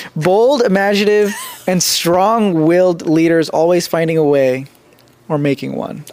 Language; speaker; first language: English; native; English